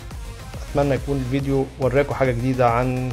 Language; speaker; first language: Arabic; native; Arabic